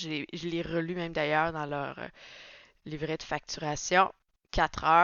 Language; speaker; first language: French; native; French